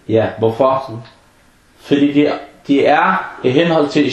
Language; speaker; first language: Danish; non-native, fluent; Arabic